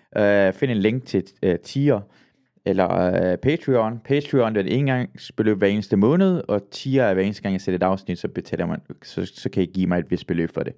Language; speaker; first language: Danish; early bilingual, other home language; Persian